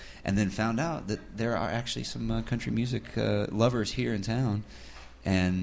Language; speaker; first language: English; native; English